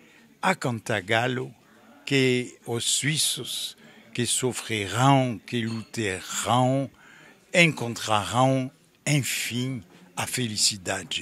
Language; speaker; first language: Portuguese; non-native, fluent; French